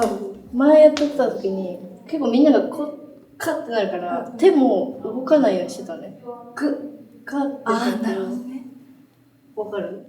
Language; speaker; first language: Japanese; native; Japanese